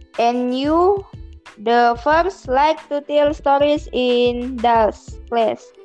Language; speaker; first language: English; non-native, learner; Indonesian